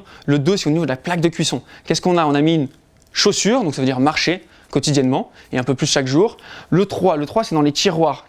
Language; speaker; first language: French; native; French